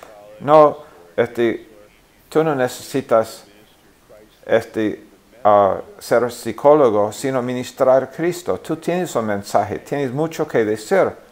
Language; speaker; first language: Spanish; non-native, fluent; English